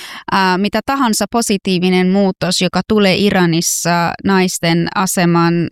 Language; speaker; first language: Finnish; non-native, fluent; Persian